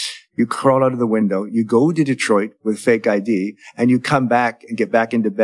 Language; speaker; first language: English; native; English